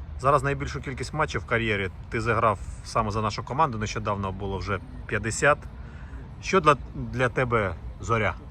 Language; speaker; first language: Ukrainian; native; Ukrainian